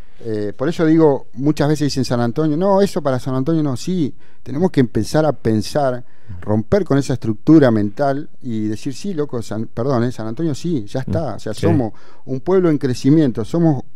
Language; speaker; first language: Spanish; native; Spanish